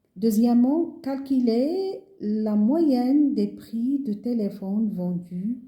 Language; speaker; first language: French; non-native, local second language; Arabic